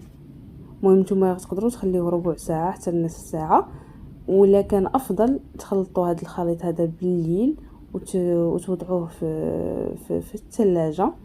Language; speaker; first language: Arabic; native; Arabic